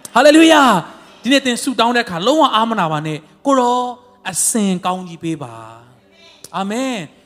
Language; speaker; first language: Burmese; non-native, local second language; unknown